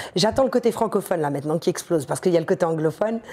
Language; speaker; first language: French; native; French